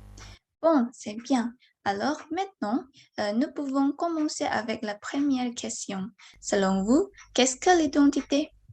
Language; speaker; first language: French; non-native, learner; Indonesian